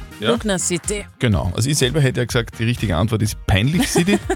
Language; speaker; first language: German; native; German